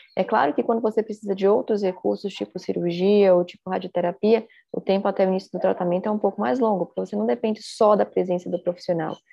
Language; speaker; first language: Portuguese; native; Portuguese